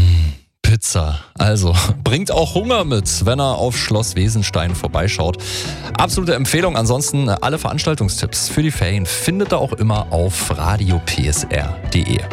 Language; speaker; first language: German; native; German